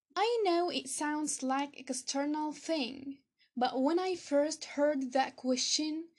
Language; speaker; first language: English; non-native, fluent; Arabic